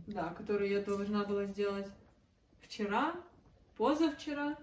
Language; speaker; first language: Russian; native; Russian